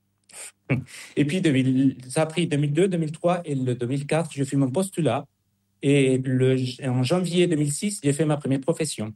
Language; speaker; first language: French; non-native, fluent; Spanish